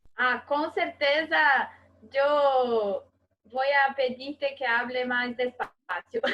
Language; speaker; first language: Spanish; non-native, learner; Portuguese